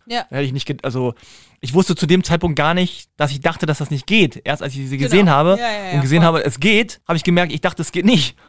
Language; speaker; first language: German; native; German